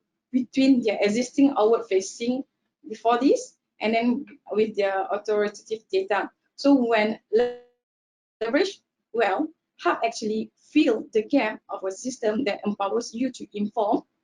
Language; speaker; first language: English; non-native, local second language; Malay